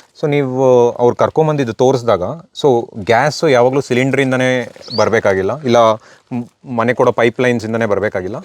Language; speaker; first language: Kannada; native; Kannada